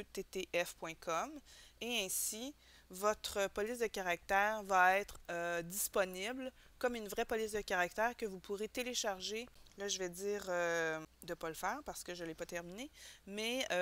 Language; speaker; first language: French; native; French